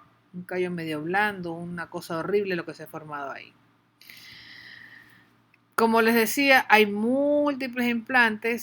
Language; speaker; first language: Spanish; native; Spanish